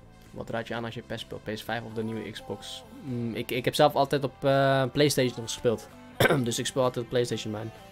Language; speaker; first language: Dutch; early bilingual, other home language; Indonesian